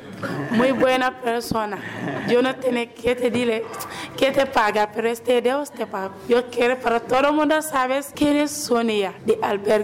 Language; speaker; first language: Spanish; non-native, learner; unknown